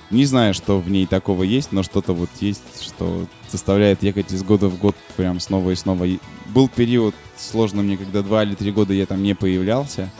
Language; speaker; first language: Russian; native; Russian